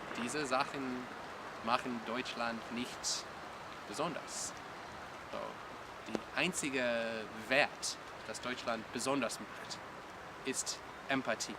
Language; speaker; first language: German; non-native, learner; English